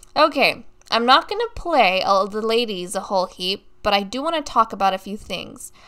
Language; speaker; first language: English; native; English